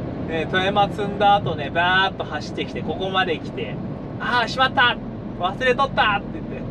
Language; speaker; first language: Japanese; native; Japanese